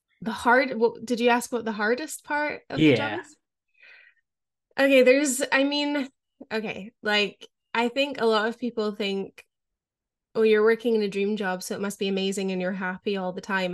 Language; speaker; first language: English; native; English